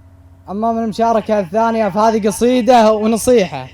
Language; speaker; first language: Arabic; native; Arabic